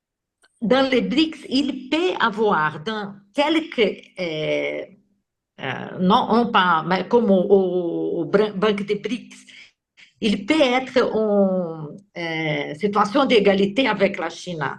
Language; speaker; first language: French; non-native, fluent; Portuguese